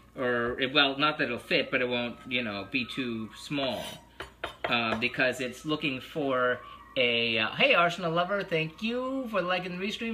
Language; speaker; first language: English; early bilingual, other home language; Spanish